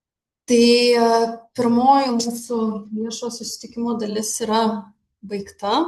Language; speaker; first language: Lithuanian; native; Lithuanian